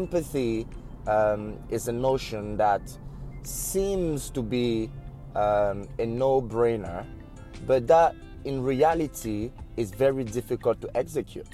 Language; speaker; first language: English; non-native, local second language; French